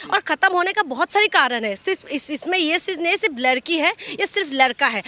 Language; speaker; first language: Hindi; non-native, local second language; Assamese